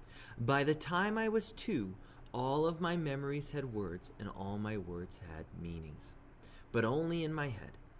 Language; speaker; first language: English; native; English